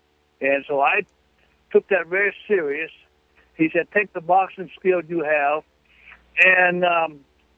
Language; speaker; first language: English; native; English